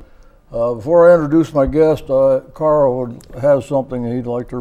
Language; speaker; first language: English; native; English